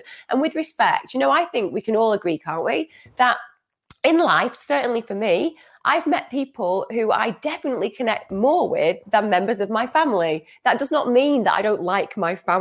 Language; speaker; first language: English; native; English